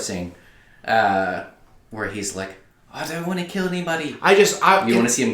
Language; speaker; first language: English; native; English